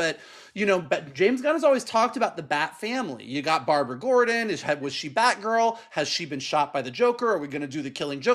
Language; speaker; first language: English; native; English